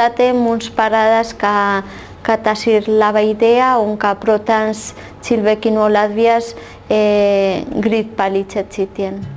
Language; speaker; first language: Latvian; non-native, learner; Catalan